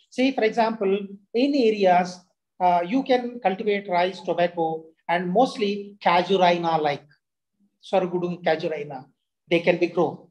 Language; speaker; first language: English; non-native, local second language; Telugu